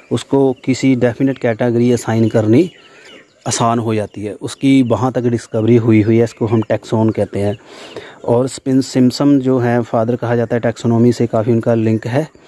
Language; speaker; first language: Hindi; non-native, local second language; Punjabi